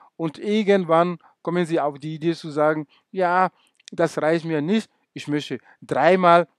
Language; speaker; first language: German; non-native, fluent; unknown